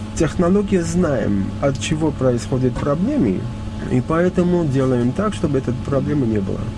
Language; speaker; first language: Russian; non-native, fluent; Armenian